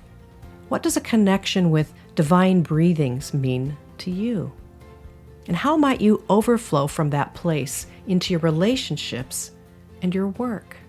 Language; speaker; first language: English; native; English